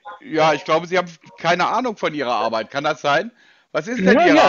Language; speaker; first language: German; native; German